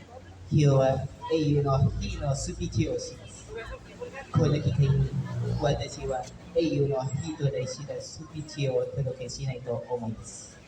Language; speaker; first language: Japanese; non-native, learner; Indonesian